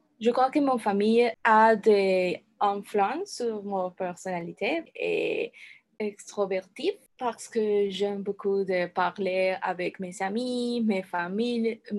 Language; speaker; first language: French; non-native, learner; Spanish